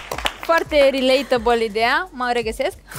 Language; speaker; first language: Romanian; native; Romanian